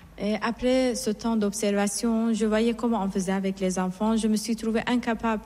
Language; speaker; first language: French; non-native, fluent; Persian